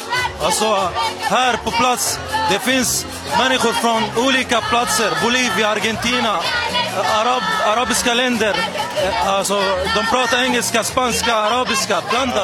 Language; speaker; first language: Swedish; non-native, learner; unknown